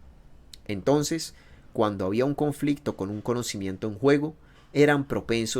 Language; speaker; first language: Spanish; native; Spanish